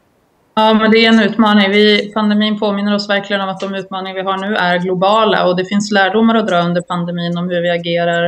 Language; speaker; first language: Swedish; native; Swedish